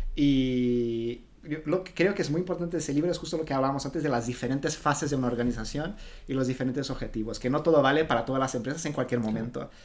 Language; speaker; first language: Spanish; non-native, fluent; Portuguese